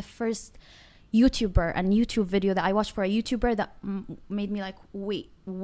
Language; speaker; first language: English; non-native, fluent; Arabic